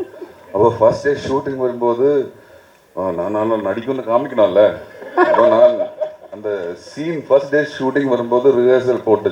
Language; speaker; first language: Tamil; non-native, learner; Malayalam